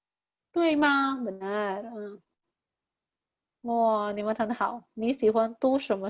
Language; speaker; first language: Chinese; non-native, fluent; Indonesian